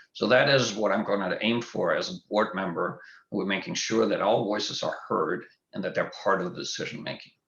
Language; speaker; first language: English; non-native, fluent; German